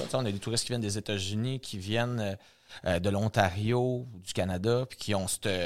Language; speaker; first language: French; native; French